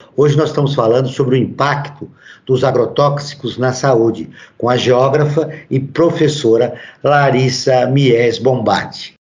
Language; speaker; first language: Portuguese; native; Portuguese